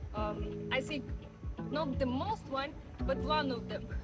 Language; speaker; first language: English; non-native, fluent; Russian